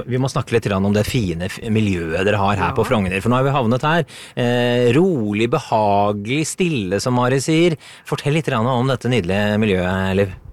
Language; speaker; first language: Norwegian; native; Norwegian